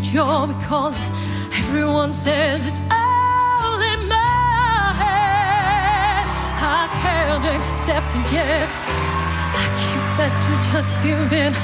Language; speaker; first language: English; native; English